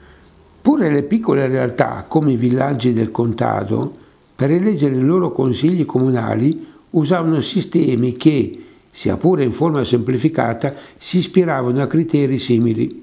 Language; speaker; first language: Italian; native; Italian